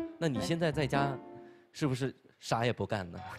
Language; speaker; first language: Chinese; native; Chinese